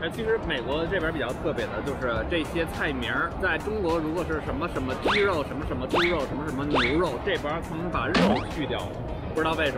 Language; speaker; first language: Chinese; non-native, fluent; English